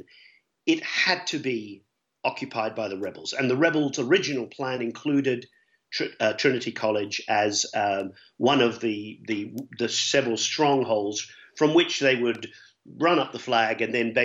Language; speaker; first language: English; native; English